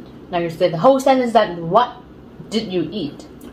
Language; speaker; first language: English; non-native, fluent; Vietnamese